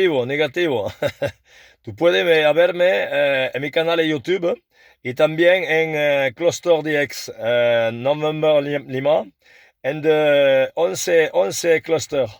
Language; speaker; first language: Spanish; non-native, learner; French